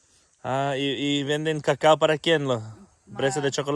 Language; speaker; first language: Spanish; non-native, learner; English